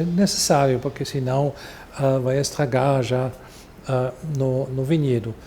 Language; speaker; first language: Portuguese; non-native, fluent; German